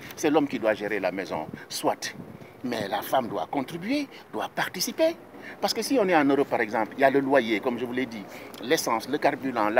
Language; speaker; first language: French; non-native, local second language; Wolof